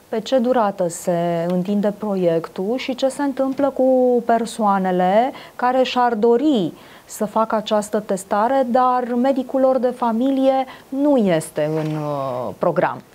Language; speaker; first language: Romanian; native; Romanian